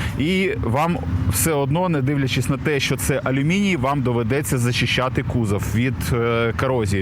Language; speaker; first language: Ukrainian; native; Ukrainian